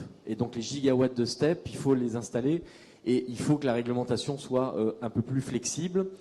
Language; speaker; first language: French; native; French